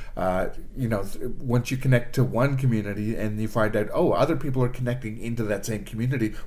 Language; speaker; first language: English; native; English